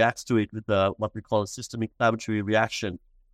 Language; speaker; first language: English; non-native, local second language; Sinhala